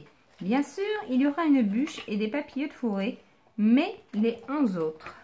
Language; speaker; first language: French; native; French